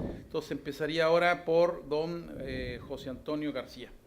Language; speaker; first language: Spanish; native; Spanish